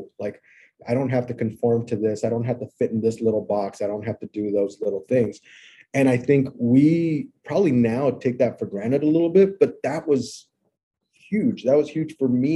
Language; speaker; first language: English; native; English